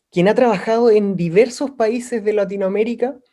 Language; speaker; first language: Spanish; native; Spanish